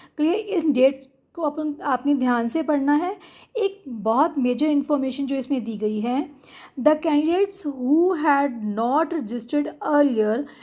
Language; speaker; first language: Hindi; non-native, local second language; Punjabi